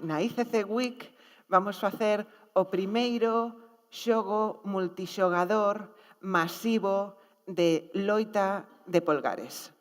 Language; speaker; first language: Galician; native; Galician